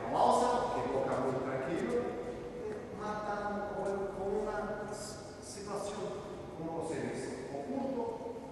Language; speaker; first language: Spanish; non-native, learner; Portuguese